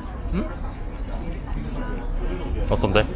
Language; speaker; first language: Korean; native; Korean